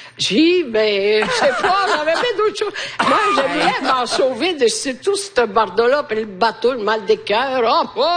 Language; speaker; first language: French; non-native, fluent; Italian